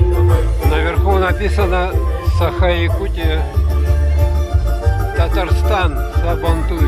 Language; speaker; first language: Russian; native; Russian